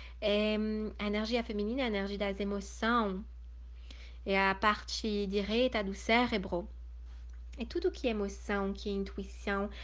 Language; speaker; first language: Portuguese; early bilingual, heritage; Portuguese